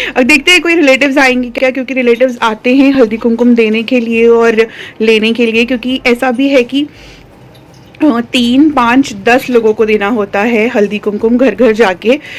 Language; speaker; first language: Hindi; non-native, local second language; Telugu